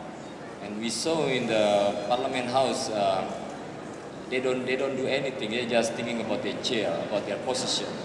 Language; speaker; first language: English; non-native, learner; Indonesian